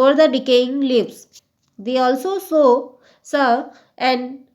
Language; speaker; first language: English; non-native, local second language; Hindi